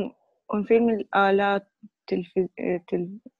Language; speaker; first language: French; non-native, learner; Arabic